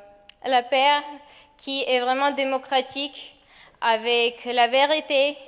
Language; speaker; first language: French; non-native, fluent; Ukrainian